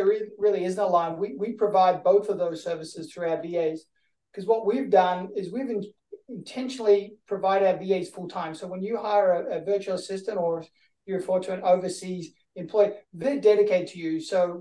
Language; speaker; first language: English; native; English